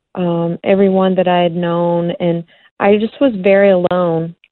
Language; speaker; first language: English; native; English